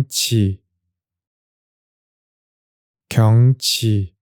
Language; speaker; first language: Korean; native; Korean